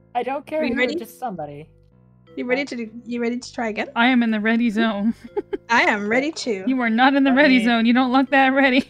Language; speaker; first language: English; native; English